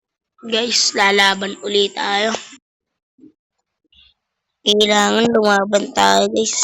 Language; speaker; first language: Filipino; native; Filipino